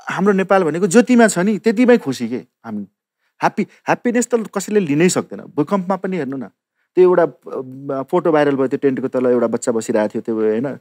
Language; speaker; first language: Nepali; non-native, local second language; Maithili